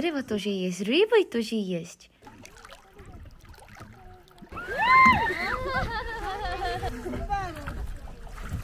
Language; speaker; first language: Russian; non-native, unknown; Korean